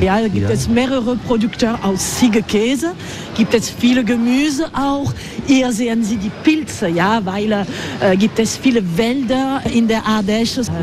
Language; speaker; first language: German; non-native, fluent; French